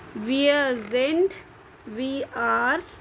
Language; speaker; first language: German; non-native, fluent; Hindi